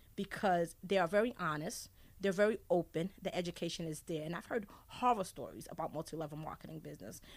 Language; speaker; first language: English; early bilingual, other home language; Haitian Creole